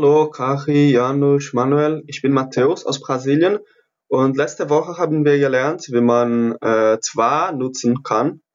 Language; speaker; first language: German; non-native, learner; Portuguese